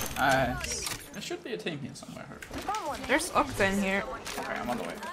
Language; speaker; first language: English; native; English